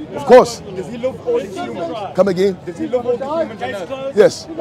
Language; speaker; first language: English; non-native, local second language; Ga